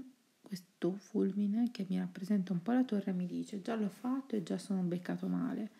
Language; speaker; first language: Italian; native; Italian